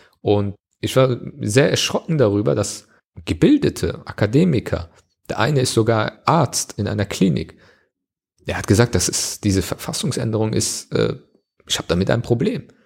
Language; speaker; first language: German; early bilingual, other home language; Turkish